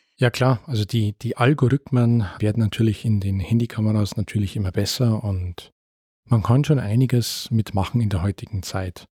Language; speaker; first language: German; native; German